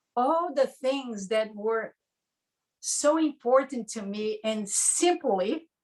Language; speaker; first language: English; non-native, fluent; Portuguese